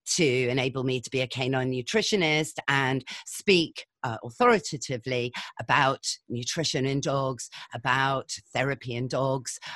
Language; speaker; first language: English; native; English